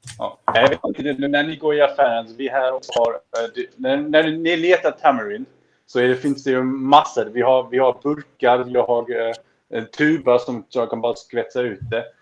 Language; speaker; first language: Swedish; non-native, fluent; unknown